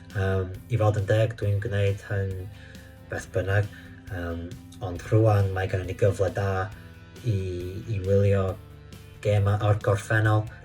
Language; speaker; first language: Welsh; non-native, local second language; English